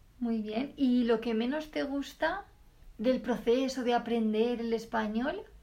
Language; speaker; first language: Spanish; native; Spanish